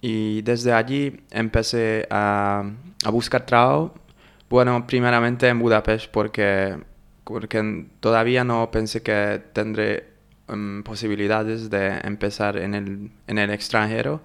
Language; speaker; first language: Spanish; non-native, fluent; Hungarian